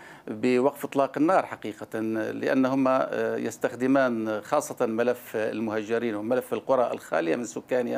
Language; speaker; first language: Arabic; native; Arabic